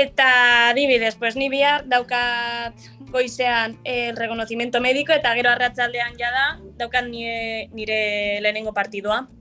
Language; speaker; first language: Basque; non-native, local second language; Spanish